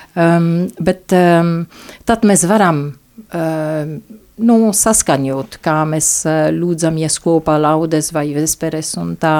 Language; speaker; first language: Latvian; non-native, fluent; French